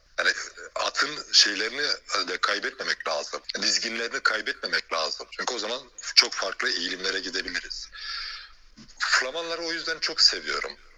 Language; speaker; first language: Turkish; early bilingual, heritage; Turkish